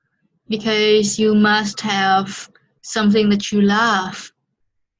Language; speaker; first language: English; non-native, fluent; Vietnamese